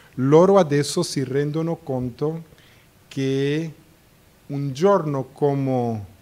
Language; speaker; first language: Italian; non-native, fluent; Portuguese